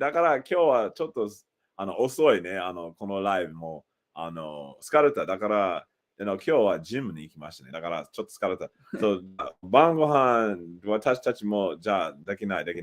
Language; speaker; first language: Japanese; non-native, learner; English